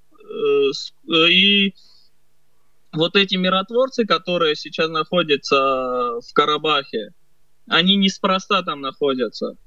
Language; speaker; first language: Russian; early bilingual, other home language; Armenian